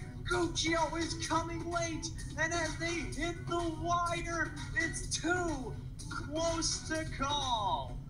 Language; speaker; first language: English; native; English